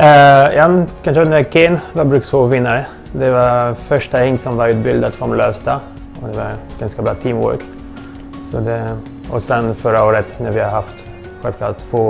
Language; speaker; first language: Swedish; non-native, fluent; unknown